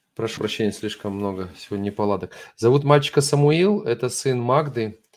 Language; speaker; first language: Russian; non-native, fluent; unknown